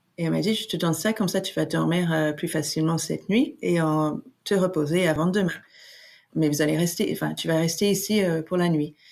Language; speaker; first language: French; non-native, fluent; English